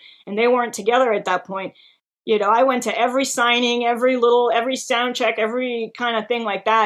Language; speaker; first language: English; non-native, fluent; Hebrew